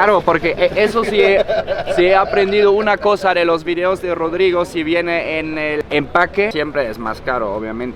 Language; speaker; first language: Spanish; native; Spanish